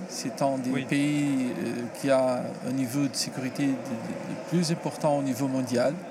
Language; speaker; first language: French; non-native, learner; Portuguese